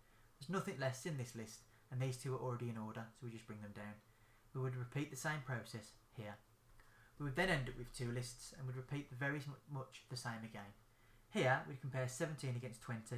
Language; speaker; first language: English; native; English